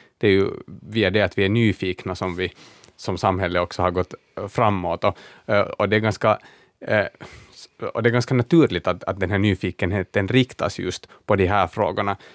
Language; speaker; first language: Swedish; native; Swedish